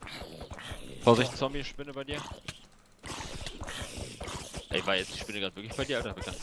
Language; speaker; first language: German; native; German